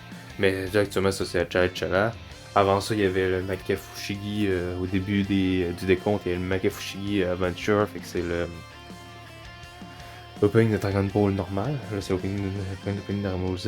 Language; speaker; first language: French; native; French